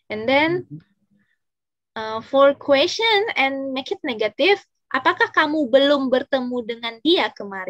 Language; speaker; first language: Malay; non-native, fluent; Indonesian